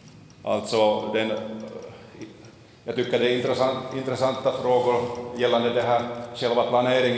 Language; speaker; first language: Swedish; non-native, local second language; Finnish